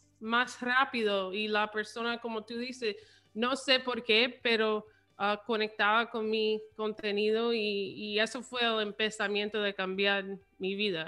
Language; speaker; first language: Spanish; early bilingual, heritage; English